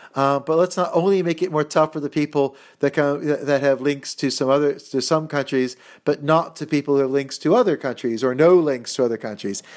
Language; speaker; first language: English; native; English